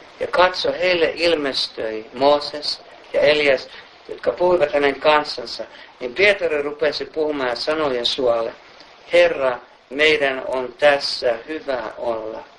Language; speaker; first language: Finnish; native; Finnish